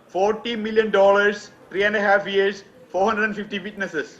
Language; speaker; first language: English; non-native, local second language; Malayalam